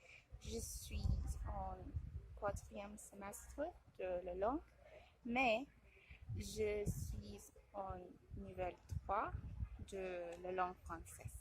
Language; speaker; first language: French; non-native, learner; Spanish